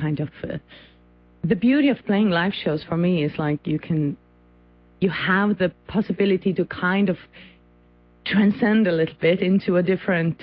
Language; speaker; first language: English; non-native, fluent; Faroese